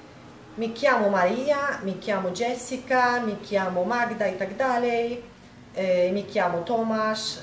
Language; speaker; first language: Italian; non-native, fluent; Polish